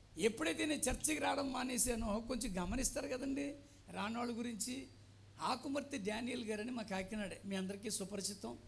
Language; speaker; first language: Telugu; non-native, local second language; Tamil